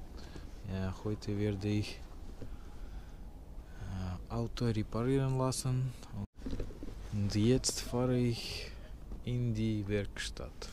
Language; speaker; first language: German; non-native, learner; Russian